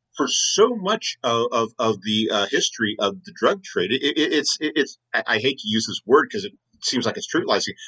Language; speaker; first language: English; native; English